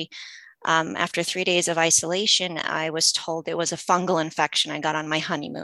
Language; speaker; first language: English; early bilingual, other home language; Polish